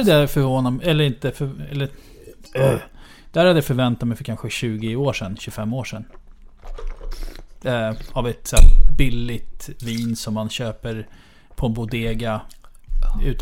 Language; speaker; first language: Swedish; native; Swedish